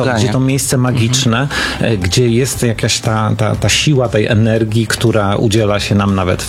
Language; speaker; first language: Polish; native; Polish